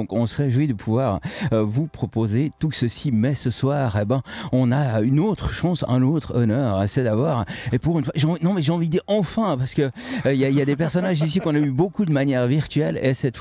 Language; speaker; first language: French; native; French